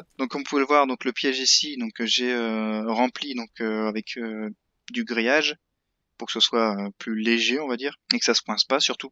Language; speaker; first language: French; native; French